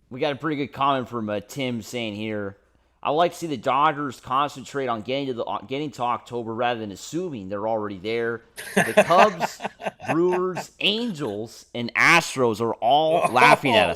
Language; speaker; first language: English; native; English